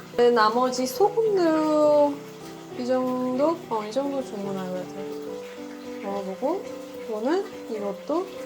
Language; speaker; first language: Korean; non-native, fluent; Persian